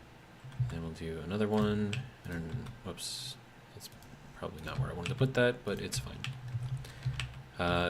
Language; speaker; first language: English; native; English